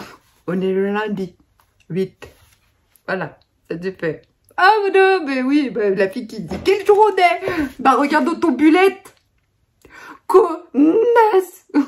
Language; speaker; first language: French; native; French